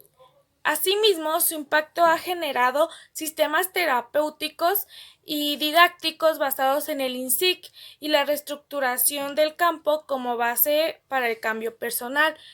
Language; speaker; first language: Spanish; native; Spanish